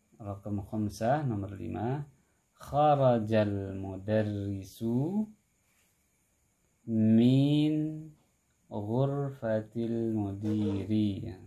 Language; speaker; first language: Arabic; non-native, fluent; Indonesian